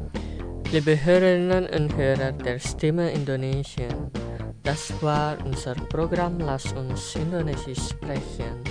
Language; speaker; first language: German; non-native, fluent; Indonesian